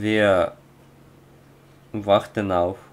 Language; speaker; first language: German; non-native, learner; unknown